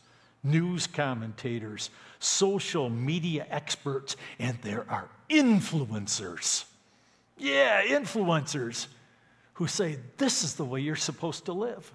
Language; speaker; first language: English; native; English